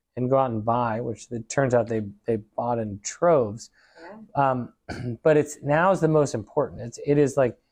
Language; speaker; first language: English; native; English